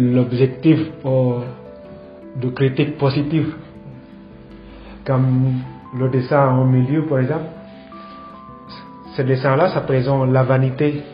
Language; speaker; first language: French; non-native, fluent; Indonesian